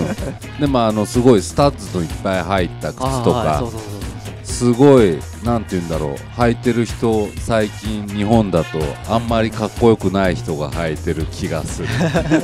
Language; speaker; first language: Japanese; native; Japanese